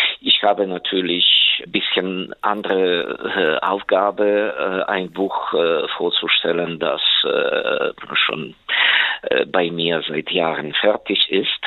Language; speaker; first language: German; non-native, fluent; Ukrainian